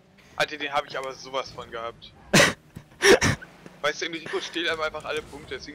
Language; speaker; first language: German; native; German